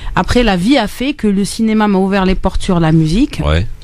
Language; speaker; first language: French; non-native, local second language; Arabic